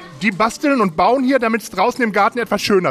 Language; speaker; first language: German; native; German